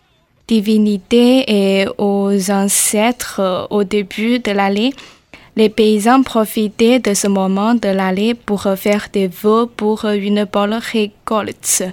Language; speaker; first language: French; non-native, learner; Chinese